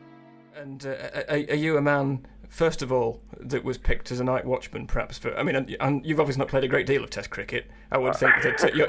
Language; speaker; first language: English; native; English